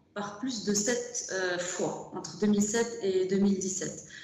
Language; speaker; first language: French; non-native, local second language; Arabic